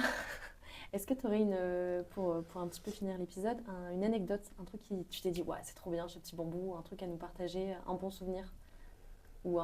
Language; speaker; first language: French; native; French